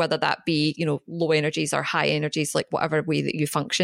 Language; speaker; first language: English; native; English